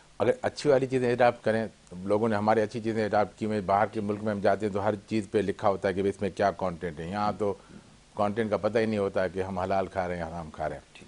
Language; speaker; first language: Urdu; native; Urdu